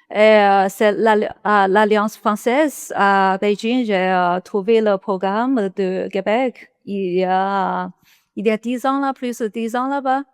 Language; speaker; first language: French; non-native, learner; Chinese